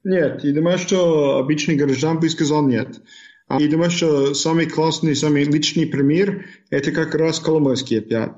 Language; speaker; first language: Russian; non-native, fluent; English